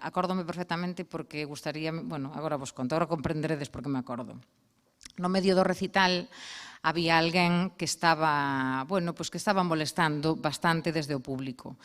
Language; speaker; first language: Galician; native; Galician